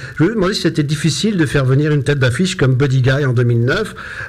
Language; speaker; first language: French; native; French